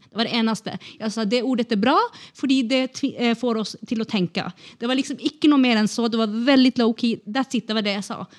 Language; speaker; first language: Norwegian; non-native, fluent; Kurdish